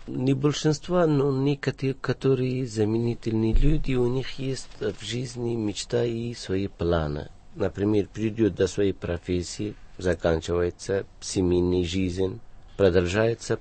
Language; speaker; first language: Russian; non-native, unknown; Persian